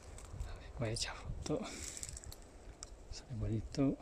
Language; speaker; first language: Spanish; non-native, learner; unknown